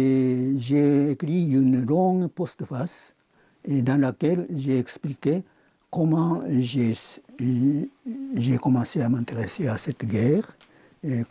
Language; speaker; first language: French; non-native, fluent; Japanese